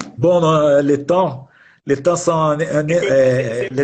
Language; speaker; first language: French; non-native, fluent; Portuguese